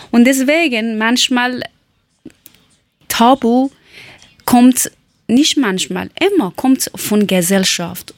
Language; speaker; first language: German; non-native, learner; Persian